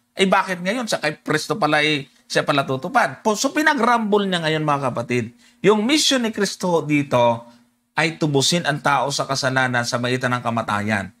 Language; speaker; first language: Filipino; non-native, local second language; Cebuano